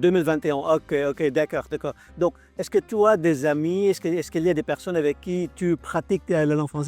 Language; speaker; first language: French; non-native, fluent; Filipino